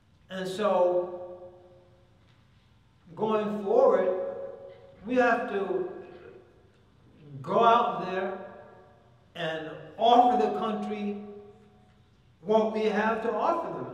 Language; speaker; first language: English; native; English